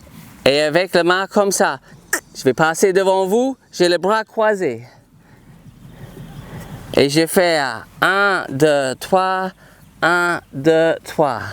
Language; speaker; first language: French; non-native, fluent; English